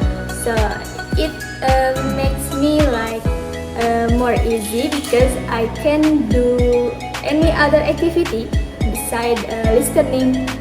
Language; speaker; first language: English; non-native, learner; Indonesian